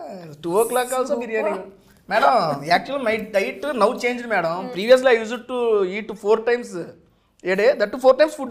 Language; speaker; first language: Telugu; native; Telugu